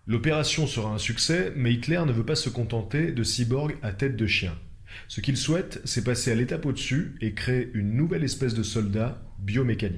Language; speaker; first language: French; native; French